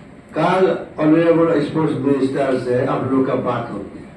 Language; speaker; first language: Hindi; non-native, local second language; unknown